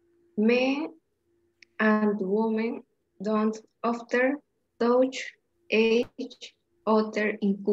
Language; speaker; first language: English; non-native, learner; Spanish